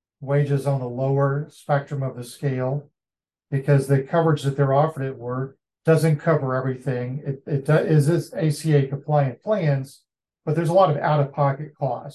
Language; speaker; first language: English; native; English